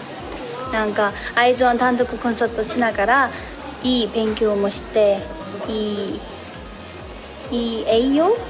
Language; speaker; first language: Japanese; non-native, learner; Korean